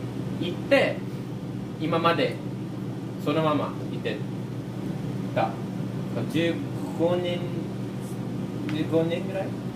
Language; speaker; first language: Japanese; non-native, fluent; Filipino